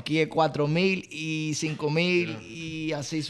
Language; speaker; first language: Spanish; native; Spanish